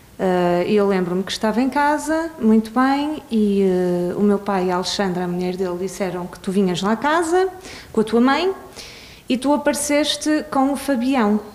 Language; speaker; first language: Portuguese; early bilingual, other home language; Swedish